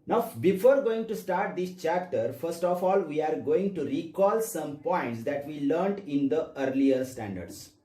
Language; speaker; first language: English; non-native, local second language; Marathi